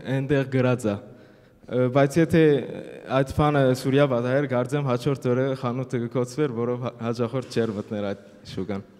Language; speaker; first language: Armenian; early bilingual, heritage; Armenian